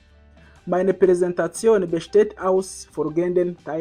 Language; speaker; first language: German; non-native, learner; Kinyarwanda